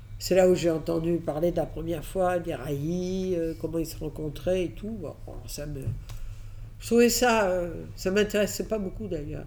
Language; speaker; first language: French; early bilingual, other home language; Catalan